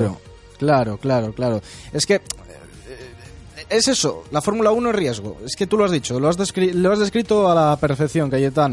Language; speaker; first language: Spanish; native; Spanish